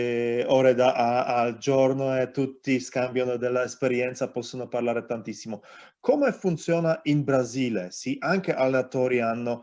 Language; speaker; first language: Italian; non-native, learner; Polish